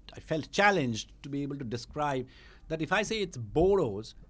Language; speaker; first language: English; non-native, local second language; Bangla